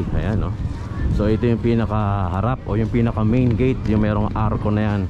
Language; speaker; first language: Filipino; native; Filipino